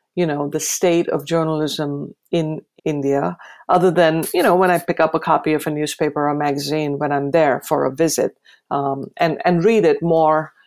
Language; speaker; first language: English; non-native, local second language; Gujarati